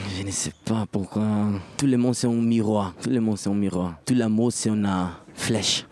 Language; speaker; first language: French; non-native, fluent; Portuguese